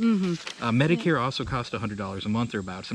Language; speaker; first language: English; native; English